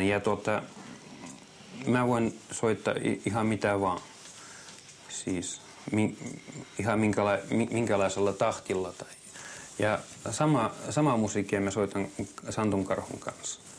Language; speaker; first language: Finnish; non-native, fluent; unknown